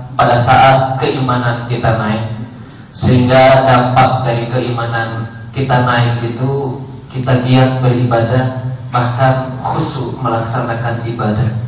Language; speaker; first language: Indonesian; native; Indonesian